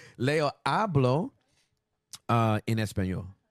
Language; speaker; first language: Spanish; non-native, learner; English